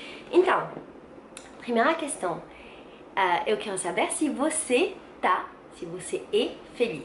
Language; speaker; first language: Portuguese; non-native, learner; French